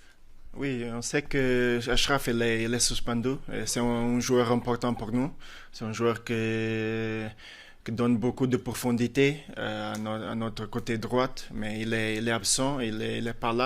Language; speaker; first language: French; non-native, fluent; Portuguese